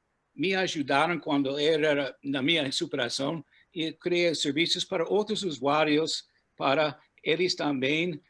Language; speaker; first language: Portuguese; non-native, fluent; English